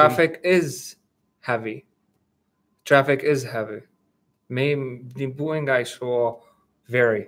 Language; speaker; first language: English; non-native, learner; Chinese